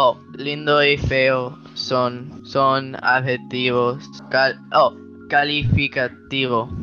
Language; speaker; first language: Spanish; early bilingual, heritage; Spanish